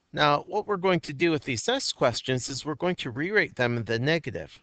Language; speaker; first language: English; native; English